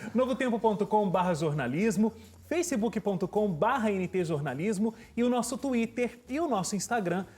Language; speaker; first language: Portuguese; native; Portuguese